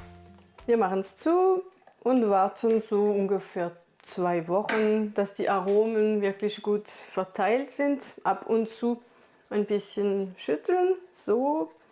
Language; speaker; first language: German; non-native, fluent; French